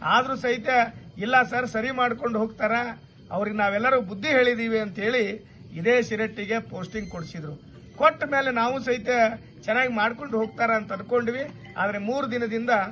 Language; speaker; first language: Kannada; non-native, local second language; Lambadi